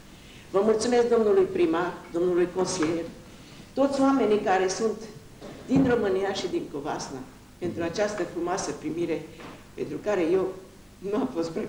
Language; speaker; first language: Romanian; non-native, local second language; Hungarian